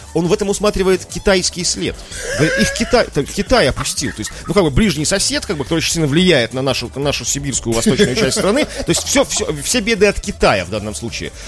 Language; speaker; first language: Russian; native; Russian